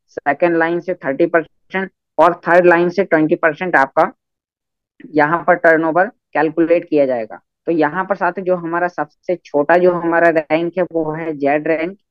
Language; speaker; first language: Hindi; native; Hindi